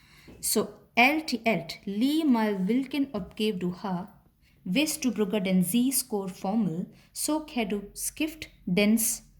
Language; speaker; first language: Danish; non-native, fluent; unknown